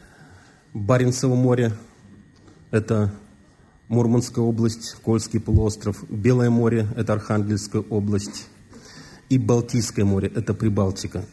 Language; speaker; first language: Russian; native; Russian